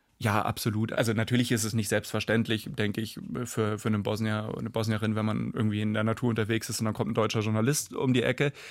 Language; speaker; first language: German; native; German